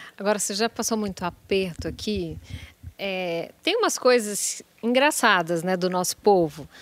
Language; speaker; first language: Portuguese; native; Portuguese